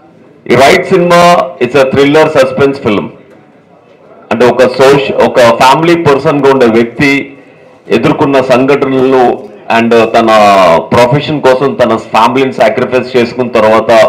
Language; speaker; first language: Telugu; native; Telugu